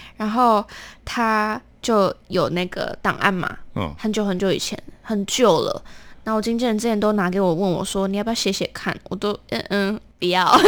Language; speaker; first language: Chinese; non-native, local second language; Min Nan Chinese